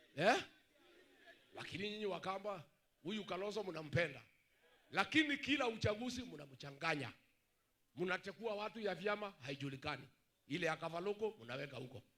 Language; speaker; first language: Swahili; non-native, local second language; Kikuyu